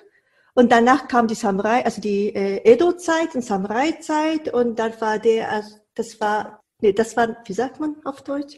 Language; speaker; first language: German; non-native, fluent; Japanese